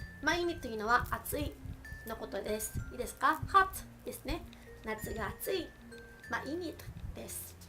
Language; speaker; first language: Japanese; early bilingual, other home language; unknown